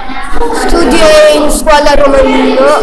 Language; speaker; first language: Italian; early bilingual, other home language; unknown